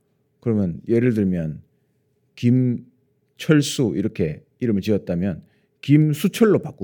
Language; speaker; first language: Korean; native; Korean